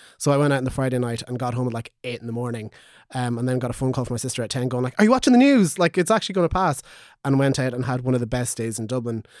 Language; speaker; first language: English; native; English